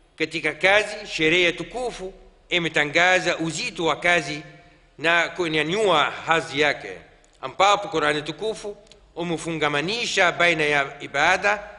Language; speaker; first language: Swahili; non-native, fluent; Arabic